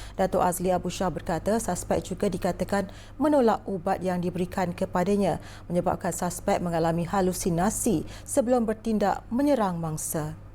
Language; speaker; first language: Malay; native; Malay